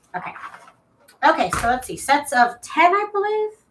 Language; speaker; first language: English; native; English